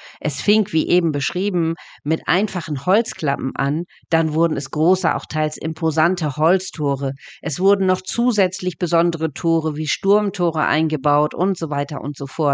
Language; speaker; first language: German; native; German